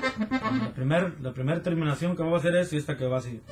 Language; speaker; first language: Spanish; native; Spanish